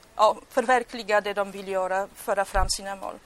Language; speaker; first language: Swedish; non-native, fluent; Polish